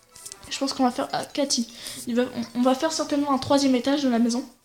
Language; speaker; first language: French; native; French